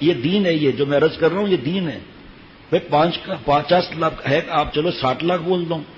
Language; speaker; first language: Urdu; native; Urdu